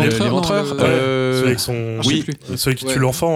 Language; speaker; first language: French; native; French